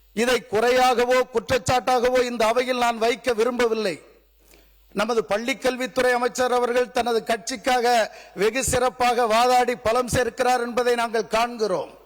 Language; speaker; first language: Tamil; native; Tamil